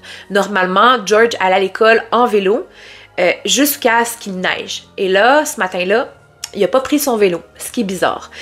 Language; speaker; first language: French; native; French